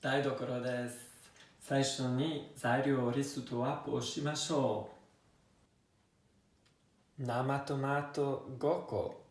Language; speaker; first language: Japanese; non-native, learner; Italian